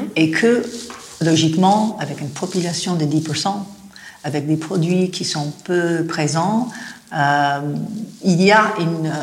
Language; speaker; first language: French; non-native, fluent; English